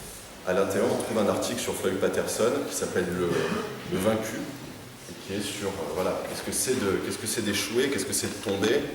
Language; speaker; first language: French; native; French